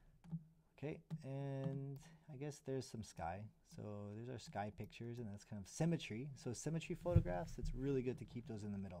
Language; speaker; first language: English; native; English